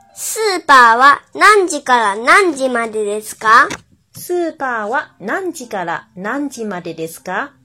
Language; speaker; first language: Japanese; early bilingual, other home language; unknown